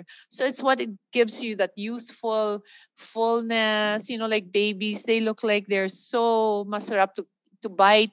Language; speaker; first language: English; non-native, local second language; Filipino